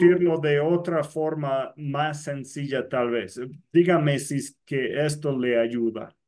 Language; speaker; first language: Spanish; non-native, fluent; English